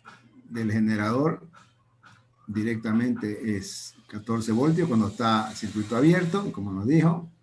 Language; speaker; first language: Spanish; native; Spanish